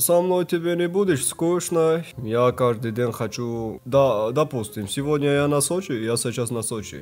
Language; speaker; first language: Russian; non-native, learner; Tajik